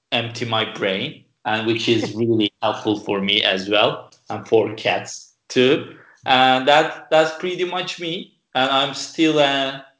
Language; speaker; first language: English; non-native, fluent; Turkish